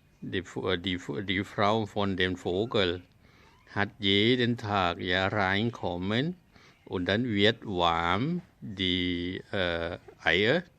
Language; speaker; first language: German; non-native, learner; Thai